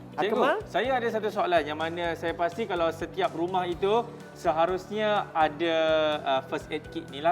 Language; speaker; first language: Malay; native; Malay